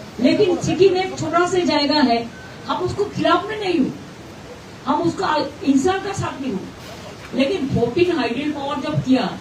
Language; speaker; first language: Hindi; non-native, local second language; Bangla